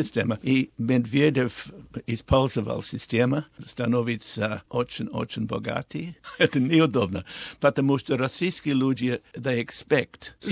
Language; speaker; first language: Russian; non-native, learner; English